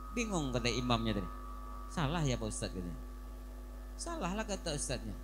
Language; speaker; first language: Indonesian; non-native, local second language; Banjar